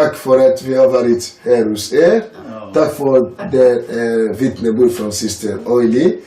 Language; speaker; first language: Swedish; non-native, learner; French